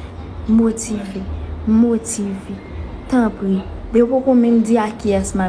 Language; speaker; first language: French; non-native, learner; Haitian Creole